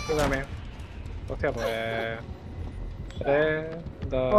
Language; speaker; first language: Spanish; native; Spanish